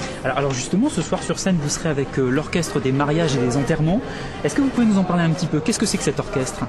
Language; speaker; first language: French; native; French